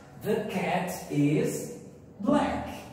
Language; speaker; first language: English; non-native, fluent; Portuguese